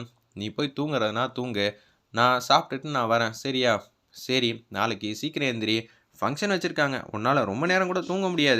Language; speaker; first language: Tamil; native; Tamil